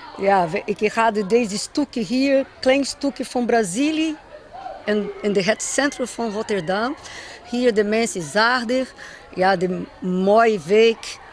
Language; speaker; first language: Dutch; non-native, learner; Portuguese